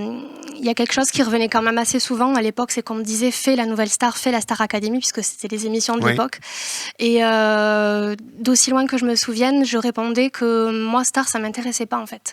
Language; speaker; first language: French; native; French